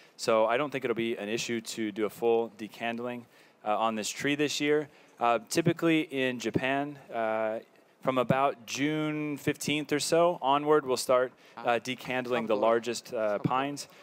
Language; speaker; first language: English; native; English